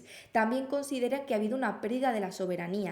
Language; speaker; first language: Spanish; native; Spanish